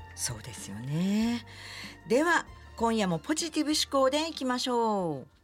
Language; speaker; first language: Japanese; native; Japanese